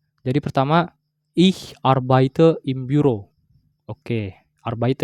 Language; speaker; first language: German; non-native, learner; Indonesian